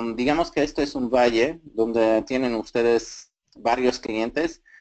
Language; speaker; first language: Spanish; non-native, fluent; Slovak